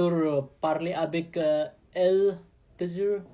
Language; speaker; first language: French; non-native, learner; Nepali